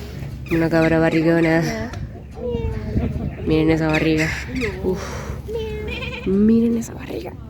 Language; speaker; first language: Spanish; native; Spanish